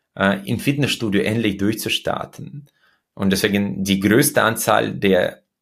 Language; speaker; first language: German; early bilingual, other home language; Russian